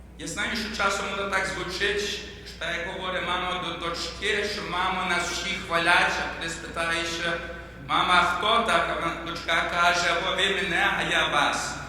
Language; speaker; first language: Ukrainian; early bilingual, heritage; Ukrainian